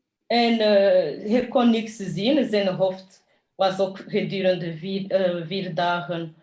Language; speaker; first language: Dutch; early bilingual, other home language; Kinyarwanda